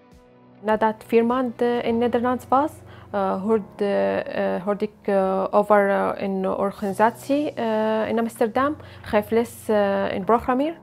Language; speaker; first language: Dutch; non-native, learner; Arabic